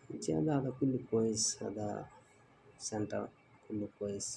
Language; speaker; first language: Arabic; non-native, learner; Bangla